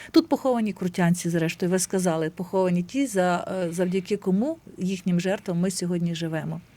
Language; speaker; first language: Ukrainian; native; Ukrainian